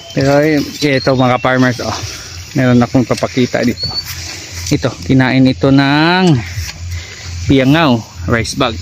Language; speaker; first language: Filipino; non-native, local second language; Cebuano